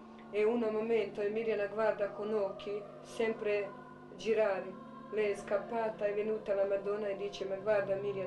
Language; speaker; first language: Italian; non-native, learner; Croatian